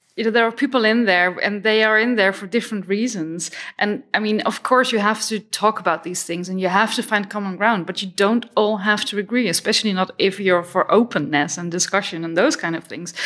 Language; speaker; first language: English; non-native, fluent; Dutch